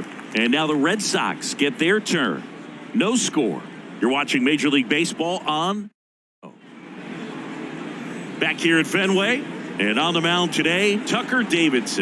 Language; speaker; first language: English; native; English